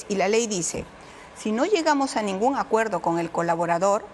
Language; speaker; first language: Spanish; native; Spanish